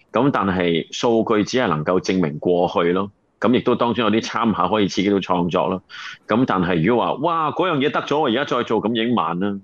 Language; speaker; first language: Cantonese; native; Cantonese